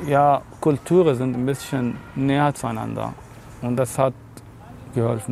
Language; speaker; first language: German; non-native, fluent; Arabic